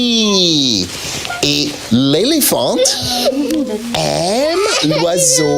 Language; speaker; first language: French; non-native, fluent; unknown